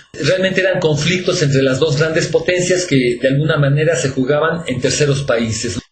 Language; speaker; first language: Spanish; native; Spanish